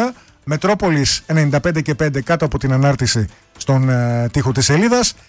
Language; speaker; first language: Greek; native; Greek